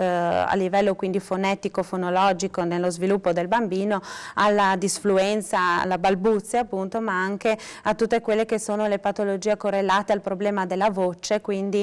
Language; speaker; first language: Italian; native; Italian